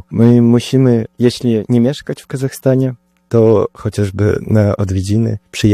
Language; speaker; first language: Polish; early bilingual, heritage; Russian